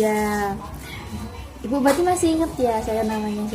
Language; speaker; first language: Indonesian; native; Indonesian